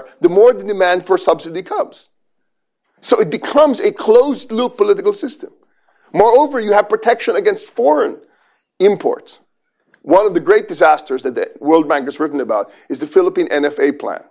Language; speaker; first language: English; non-native, local second language; Filipino